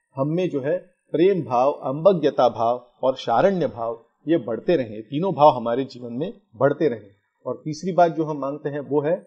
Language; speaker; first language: Hindi; non-native, local second language; Marathi